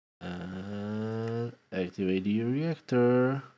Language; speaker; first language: English; non-native, fluent; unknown